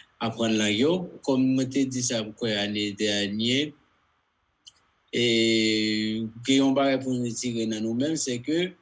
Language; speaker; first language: Haitian Creole; non-native, fluent; Spanish